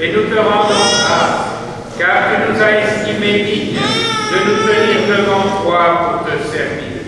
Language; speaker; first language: French; native; French